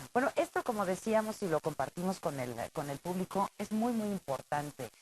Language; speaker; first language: Spanish; native; Spanish